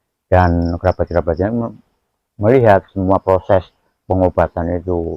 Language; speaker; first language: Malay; non-native, local second language; Javanese